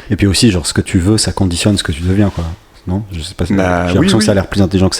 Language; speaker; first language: French; native; French